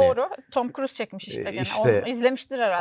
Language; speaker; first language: Turkish; native; Turkish